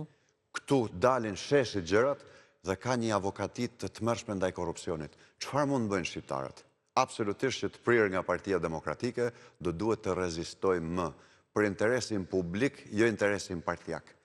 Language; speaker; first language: Albanian; native; Albanian